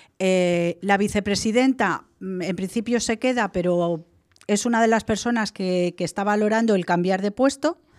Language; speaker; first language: Spanish; native; Spanish